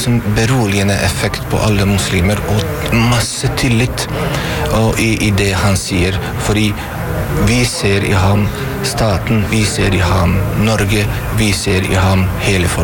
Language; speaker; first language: Norwegian; non-native, fluent; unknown